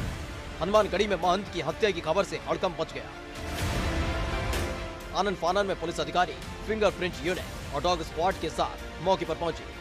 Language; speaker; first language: Hindi; native; Hindi